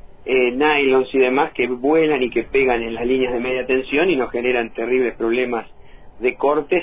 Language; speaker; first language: Spanish; native; Spanish